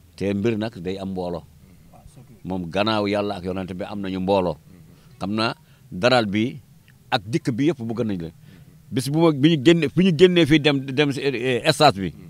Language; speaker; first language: Wolof; non-native, local second language; Fula